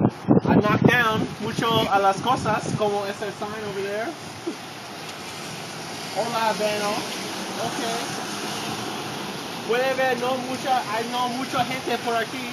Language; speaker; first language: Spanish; non-native, learner; English